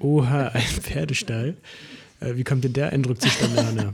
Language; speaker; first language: German; native; German